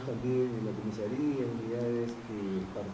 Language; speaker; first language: Spanish; native; Spanish